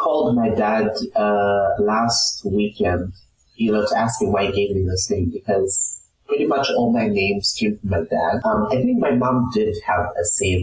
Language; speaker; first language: English; non-native, local second language; Shona